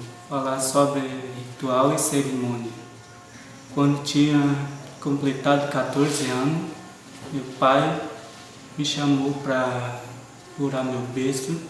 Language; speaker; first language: Portuguese; non-native, local second language; Guarani